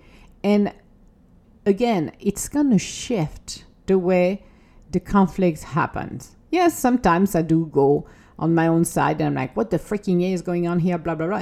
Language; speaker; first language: English; non-native, fluent; French